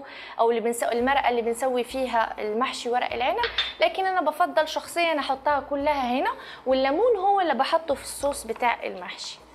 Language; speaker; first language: Arabic; native; Arabic